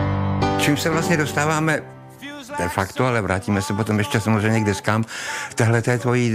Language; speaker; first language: Czech; native; Czech